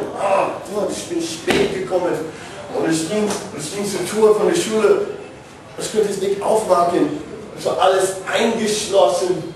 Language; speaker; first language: German; non-native, learner; English